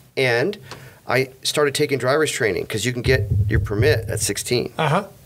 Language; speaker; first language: English; native; English